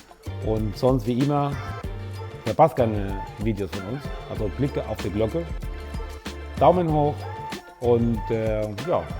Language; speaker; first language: German; non-native, fluent; Italian